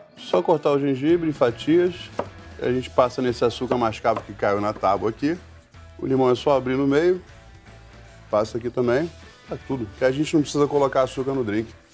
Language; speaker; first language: Portuguese; non-native, fluent; English